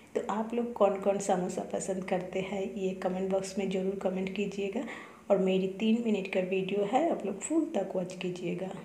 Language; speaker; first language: Hindi; non-native, local second language; Bangla